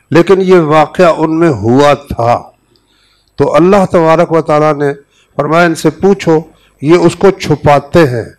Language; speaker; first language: Urdu; native; Urdu